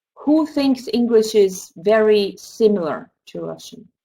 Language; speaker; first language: English; non-native, fluent; Russian